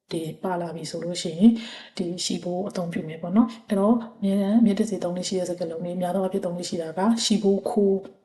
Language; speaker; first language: Burmese; native; Burmese